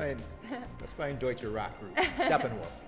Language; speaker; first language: German; non-native, fluent; English